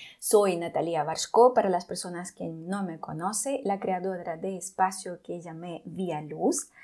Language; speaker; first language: Spanish; non-native, fluent; Russian